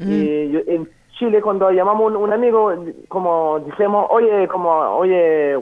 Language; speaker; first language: Spanish; non-native, fluent; French